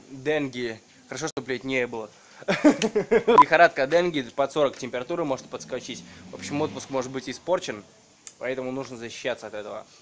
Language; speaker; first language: Russian; native; Russian